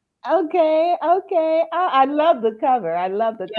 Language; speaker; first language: English; native; English